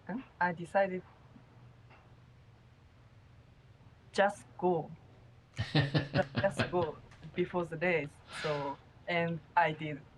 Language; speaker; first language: English; non-native, learner; Japanese